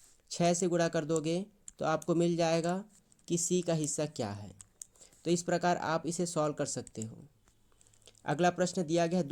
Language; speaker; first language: Hindi; native; Hindi